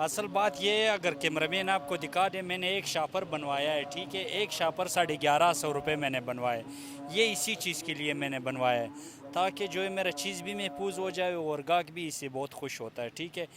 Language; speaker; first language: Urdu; non-native, local second language; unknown